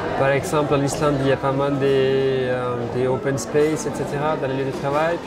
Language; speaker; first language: French; non-native, fluent; Icelandic